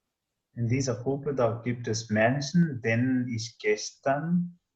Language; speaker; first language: German; non-native, learner; English